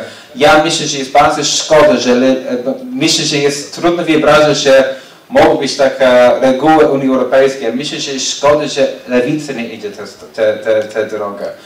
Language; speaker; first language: Polish; non-native, learner; English